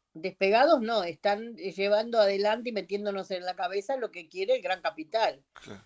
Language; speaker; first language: Spanish; native; Spanish